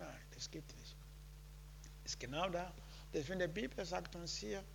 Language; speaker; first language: German; non-native, learner; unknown